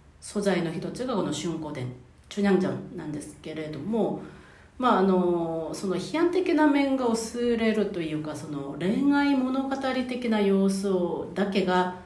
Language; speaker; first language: Japanese; non-native, fluent; Korean